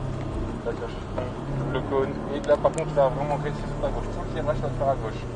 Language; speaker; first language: French; native; French